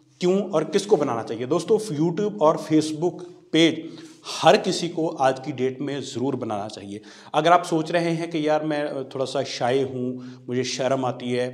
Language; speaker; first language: Hindi; non-native, local second language; Punjabi